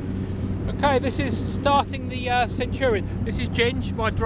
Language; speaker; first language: English; native; English